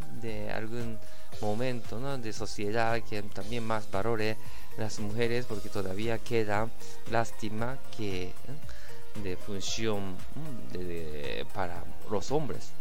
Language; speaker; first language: Spanish; non-native, learner; Japanese